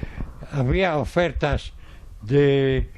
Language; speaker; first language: Spanish; non-native, fluent; Arabic